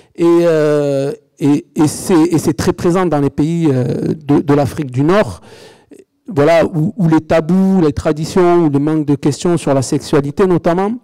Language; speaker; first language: French; native; French